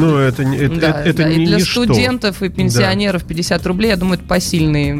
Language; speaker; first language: Russian; native; Russian